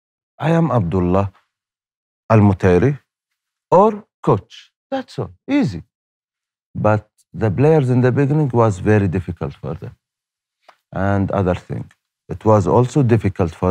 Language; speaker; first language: English; non-native, learner; Arabic